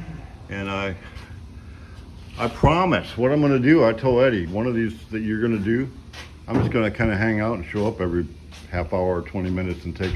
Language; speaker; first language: English; native; English